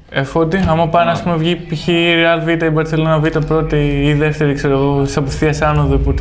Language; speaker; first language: Greek; native; Greek